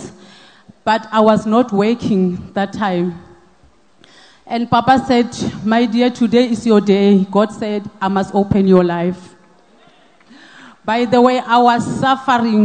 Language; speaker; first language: English; non-native, local second language; Northern Sotho